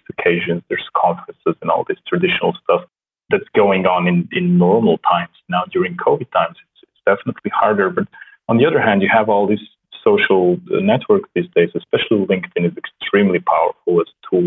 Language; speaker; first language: English; non-native, fluent; Slovenian